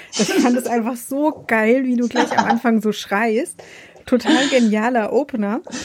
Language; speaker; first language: German; native; German